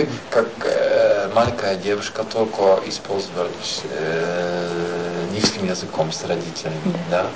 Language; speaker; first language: Russian; non-native, learner; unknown